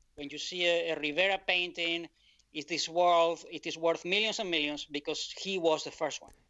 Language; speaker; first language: English; non-native, fluent; Spanish